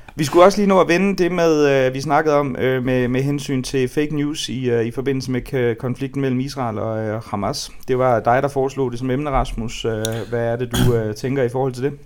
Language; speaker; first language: Danish; native; Danish